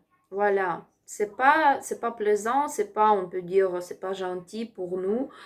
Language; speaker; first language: French; non-native, learner; Ukrainian